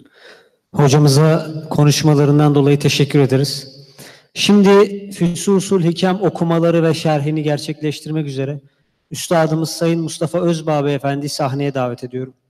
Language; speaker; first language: Turkish; native; Turkish